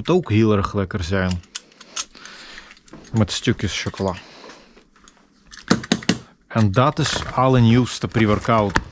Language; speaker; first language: Dutch; non-native, fluent; Russian